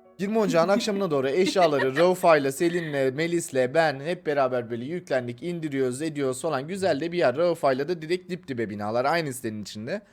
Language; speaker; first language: Turkish; native; Turkish